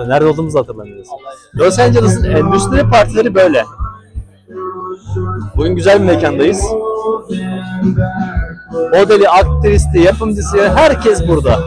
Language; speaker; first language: Turkish; native; Turkish